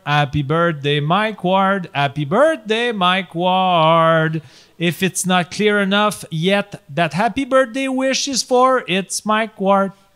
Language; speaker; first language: English; non-native, fluent; French